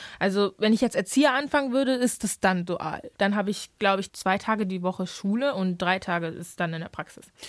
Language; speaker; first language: German; early bilingual, other home language; English